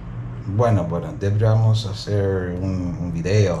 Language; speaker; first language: Spanish; non-native, learner; English